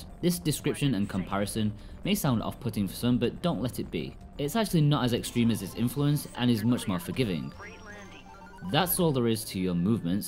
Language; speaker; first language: English; native; English